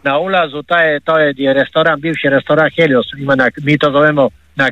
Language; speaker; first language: Serbian; native; Serbian